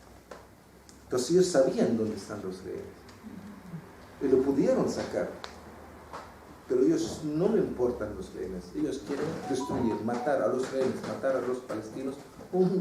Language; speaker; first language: Spanish; non-native, fluent; Arabic